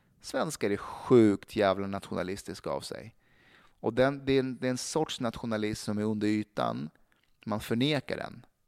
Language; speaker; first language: Swedish; early bilingual, other home language; Persian